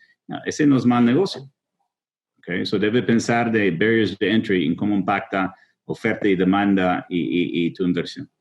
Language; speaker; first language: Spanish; non-native, fluent; English